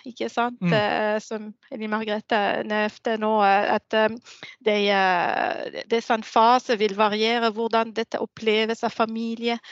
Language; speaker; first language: Norwegian; non-native, fluent; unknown